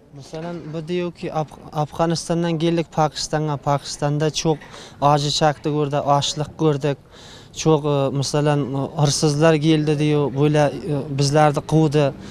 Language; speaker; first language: Turkish; non-native, learner; Uzbek